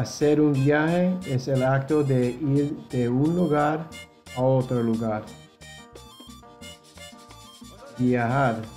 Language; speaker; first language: Spanish; non-native, fluent; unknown